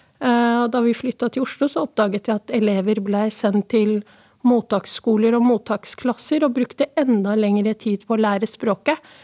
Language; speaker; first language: Norwegian; early bilingual, other home language; Somali